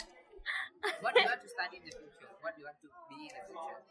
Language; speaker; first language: English; non-native, fluent; Japanese